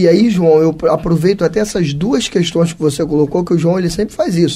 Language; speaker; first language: Portuguese; native; Portuguese